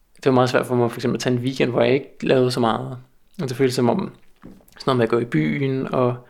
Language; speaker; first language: Danish; native; Danish